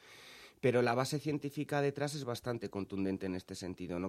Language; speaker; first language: Spanish; native; Spanish